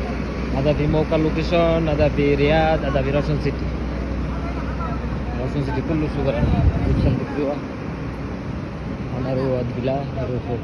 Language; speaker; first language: Arabic; non-native, learner; Bangla